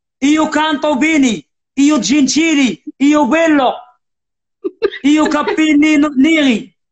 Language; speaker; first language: Italian; non-native, learner; Arabic